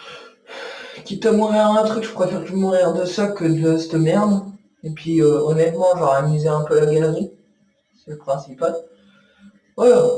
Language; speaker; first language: French; native; French